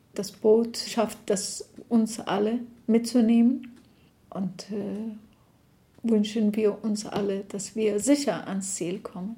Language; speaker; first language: German; non-native, fluent; Arabic